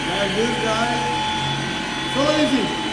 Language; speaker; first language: English; non-native, learner; Arabic